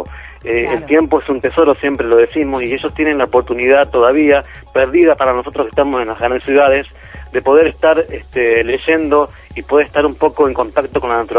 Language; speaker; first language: Spanish; native; Spanish